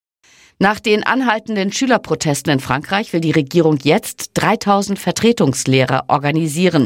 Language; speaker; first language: German; native; German